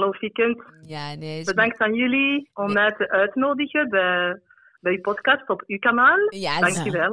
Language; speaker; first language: Dutch; non-native, local second language; French